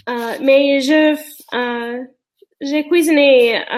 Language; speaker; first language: French; non-native, learner; English